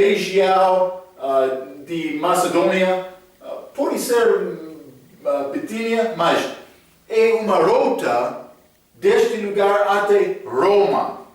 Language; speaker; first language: Portuguese; non-native, fluent; English